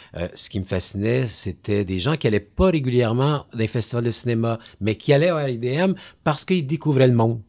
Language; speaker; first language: French; native; French